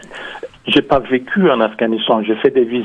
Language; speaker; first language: French; non-native, fluent; English